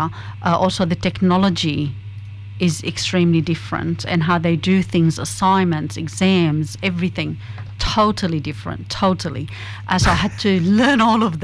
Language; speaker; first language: English; non-native, fluent; Arabic